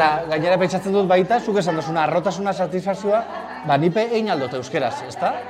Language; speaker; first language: Basque; native; Basque